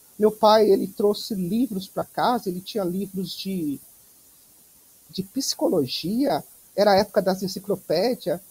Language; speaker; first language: Portuguese; native; Portuguese